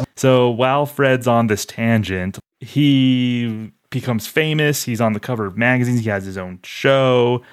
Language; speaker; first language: English; native; English